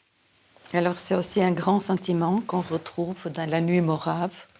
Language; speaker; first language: French; non-native, fluent; Serbian